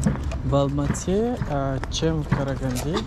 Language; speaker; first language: Russian; non-native, fluent; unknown